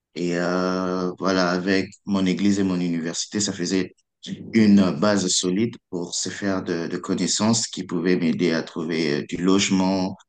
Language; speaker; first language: French; non-native, local second language; Lingala